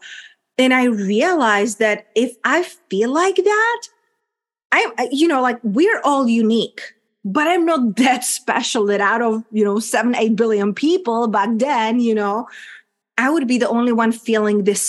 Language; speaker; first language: English; non-native, fluent; Czech